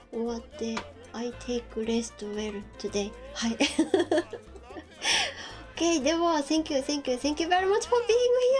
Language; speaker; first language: English; non-native, learner; Japanese